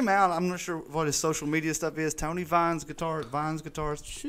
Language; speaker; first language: English; native; English